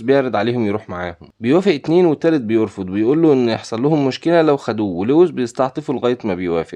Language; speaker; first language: Arabic; native; Arabic